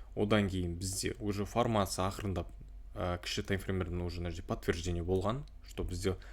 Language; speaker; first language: Russian; non-native, local second language; Kazakh